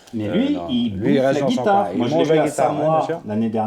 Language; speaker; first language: French; native; French